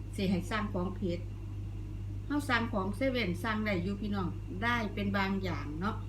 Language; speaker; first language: Thai; non-native, local second language; Northeastern Thai